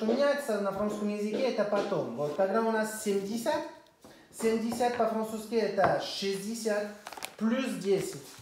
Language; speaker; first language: Russian; non-native, fluent; French